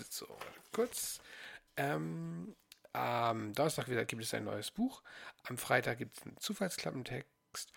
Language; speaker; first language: German; native; German